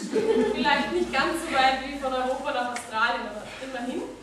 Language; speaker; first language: German; native; German